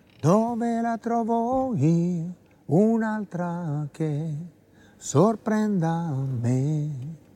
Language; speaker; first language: Italian; native; Italian